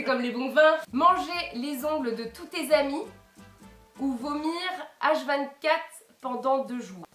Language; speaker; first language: French; native; French